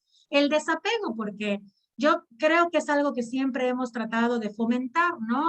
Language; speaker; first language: Spanish; native; Spanish